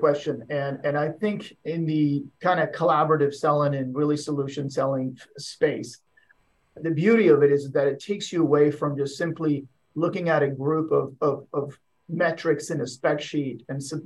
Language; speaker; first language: English; non-native, fluent; Swedish